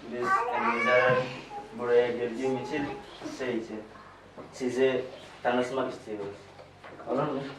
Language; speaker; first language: Turkish; non-native, learner; Indonesian